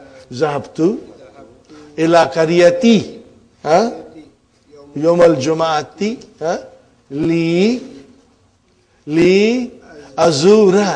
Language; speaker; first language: Arabic; non-native, fluent; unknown